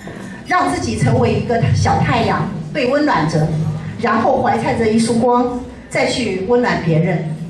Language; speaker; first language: Chinese; native; Chinese